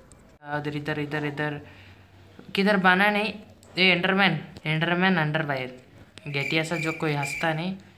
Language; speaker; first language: Hindi; native; Hindi